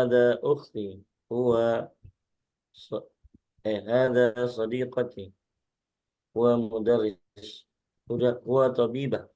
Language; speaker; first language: Arabic; non-native, learner; Indonesian